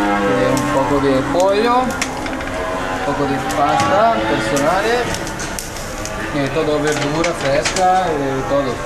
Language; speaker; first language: Spanish; non-native, learner; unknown